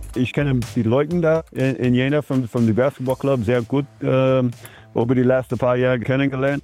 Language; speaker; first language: German; non-native, fluent; English